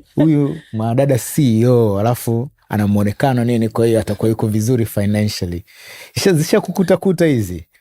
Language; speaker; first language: Swahili; native; Swahili